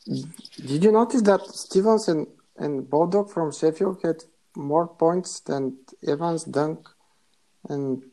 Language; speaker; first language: English; non-native, fluent; Bulgarian